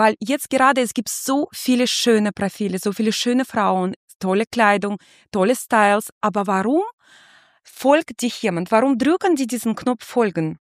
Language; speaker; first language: German; non-native, fluent; Russian